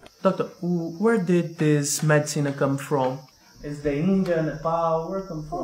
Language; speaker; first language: English; non-native, learner; Portuguese